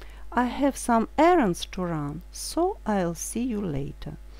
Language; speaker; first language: English; non-native, fluent; Russian